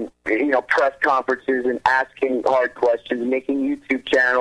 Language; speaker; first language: English; native; English